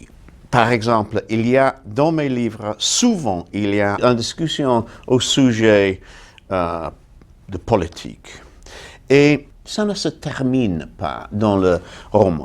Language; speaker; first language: French; non-native, fluent; English